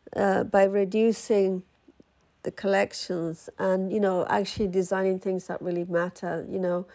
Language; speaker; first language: English; early bilingual, other home language; Spanish